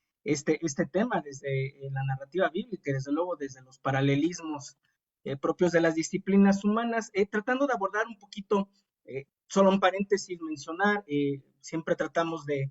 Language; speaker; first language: Spanish; native; Spanish